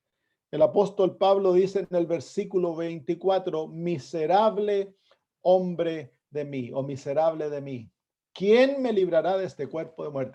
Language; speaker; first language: Spanish; native; Spanish